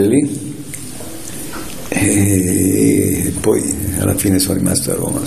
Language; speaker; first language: Italian; native; Italian